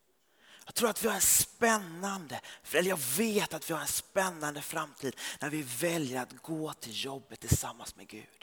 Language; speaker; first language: Swedish; early bilingual, heritage; Swedish